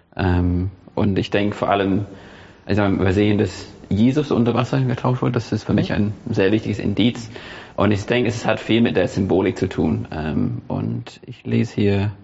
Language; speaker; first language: German; non-native, fluent; English